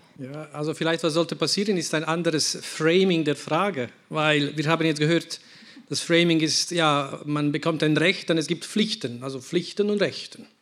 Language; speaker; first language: German; non-native, local second language; Italian